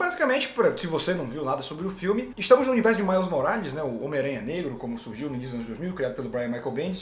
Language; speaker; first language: Portuguese; native; Portuguese